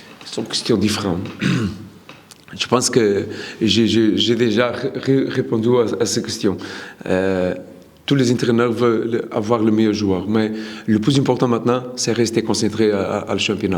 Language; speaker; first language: French; non-native, learner; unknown